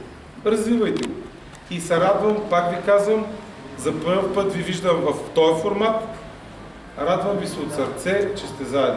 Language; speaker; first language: Bulgarian; native; Bulgarian